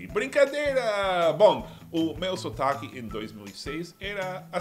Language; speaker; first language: Portuguese; non-native, fluent; English